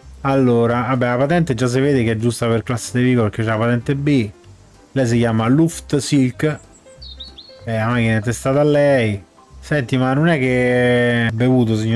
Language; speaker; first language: Italian; native; Italian